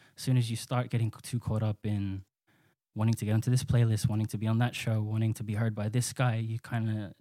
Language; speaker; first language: English; native; English